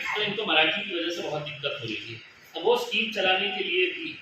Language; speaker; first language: Hindi; non-native, local second language; Marathi